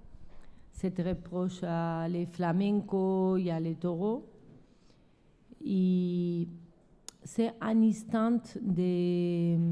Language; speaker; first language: French; non-native, learner; Spanish